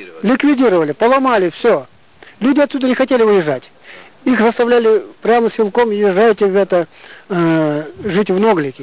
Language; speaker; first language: Russian; non-native, local second language; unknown